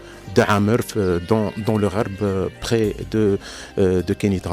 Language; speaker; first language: French; non-native, local second language; Arabic